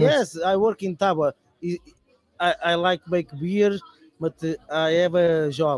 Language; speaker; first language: English; non-native, learner; Portuguese